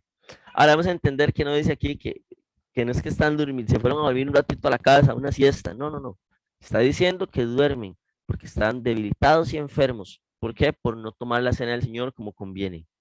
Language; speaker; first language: Spanish; native; Spanish